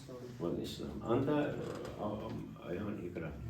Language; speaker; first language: Arabic; non-native, fluent; Urdu